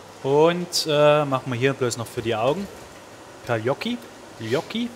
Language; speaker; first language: German; native; German